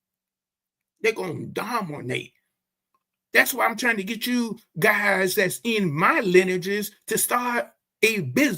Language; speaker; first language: English; native; English